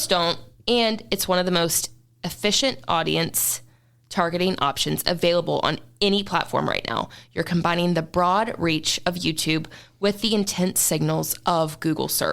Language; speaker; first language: English; native; English